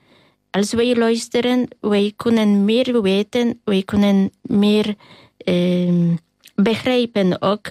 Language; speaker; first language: Dutch; non-native, learner; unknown